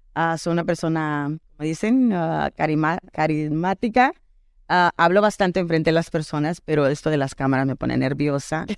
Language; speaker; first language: Spanish; early bilingual, heritage; Spanish